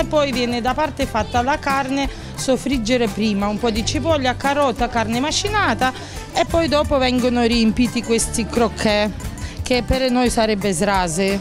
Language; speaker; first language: Italian; non-native, fluent; Ukrainian